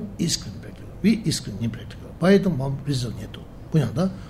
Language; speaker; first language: Russian; non-native, learner; Tibetan